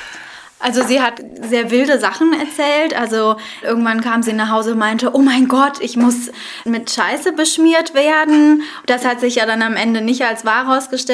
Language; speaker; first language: German; native; German